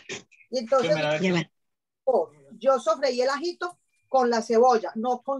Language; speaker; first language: Spanish; native; Spanish